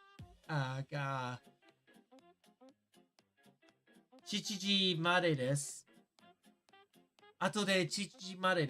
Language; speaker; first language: Japanese; non-native, learner; English